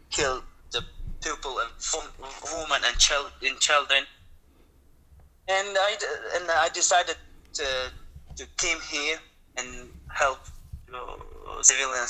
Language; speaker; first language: English; non-native, learner; Russian